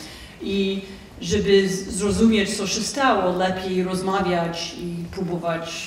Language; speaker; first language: Polish; non-native, fluent; English